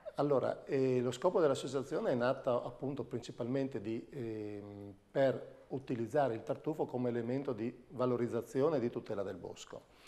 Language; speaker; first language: Italian; native; Italian